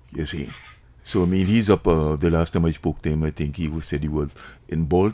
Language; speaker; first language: English; native; English